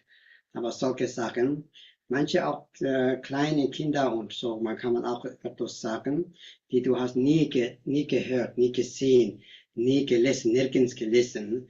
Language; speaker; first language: German; non-native, learner; Tibetan